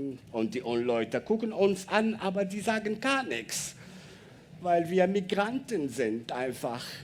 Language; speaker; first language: German; non-native, learner; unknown